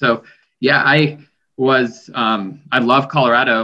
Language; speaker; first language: English; native; English